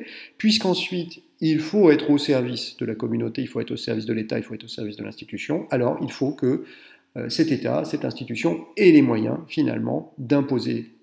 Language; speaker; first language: French; native; French